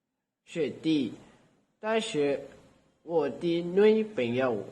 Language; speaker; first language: Chinese; non-native, learner; Malay